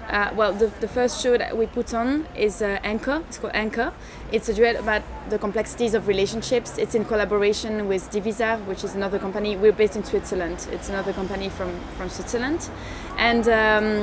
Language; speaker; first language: English; non-native, fluent; French